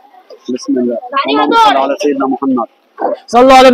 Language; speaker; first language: Arabic; native; Arabic